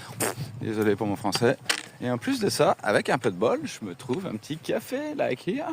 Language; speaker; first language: French; native; French